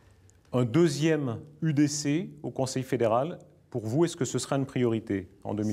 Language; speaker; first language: French; native; French